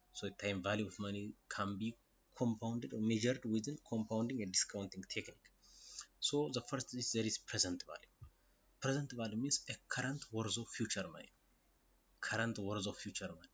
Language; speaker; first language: English; non-native, local second language; Amharic